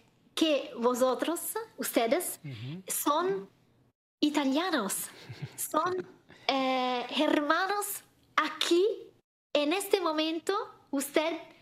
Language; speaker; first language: Spanish; non-native, learner; Italian